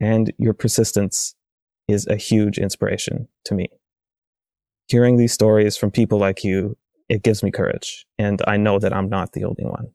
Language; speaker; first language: English; native; English